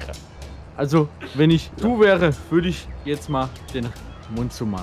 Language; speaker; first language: German; native; German